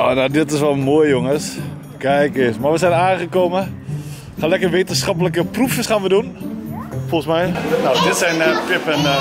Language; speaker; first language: Dutch; native; Dutch